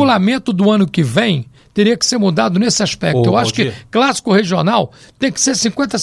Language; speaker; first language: Portuguese; native; Portuguese